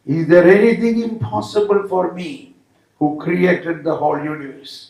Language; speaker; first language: English; non-native, local second language; Malayalam